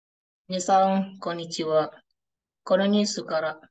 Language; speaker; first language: Japanese; non-native, learner; Indonesian